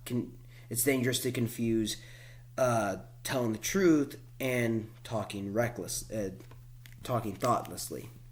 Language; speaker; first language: English; native; English